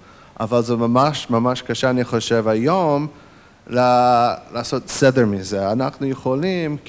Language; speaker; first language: Hebrew; non-native, fluent; English